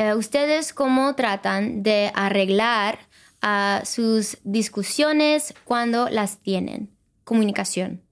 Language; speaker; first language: Spanish; early bilingual, other home language; English